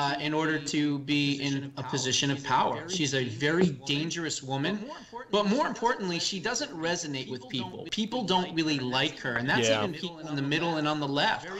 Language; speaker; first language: English; native; English